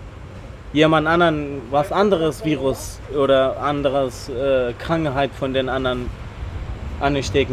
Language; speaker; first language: German; non-native, learner; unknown